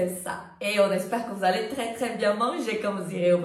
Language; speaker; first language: French; non-native, fluent; Portuguese